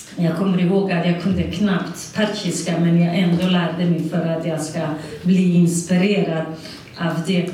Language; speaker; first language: Swedish; non-native, fluent; Central Kurdish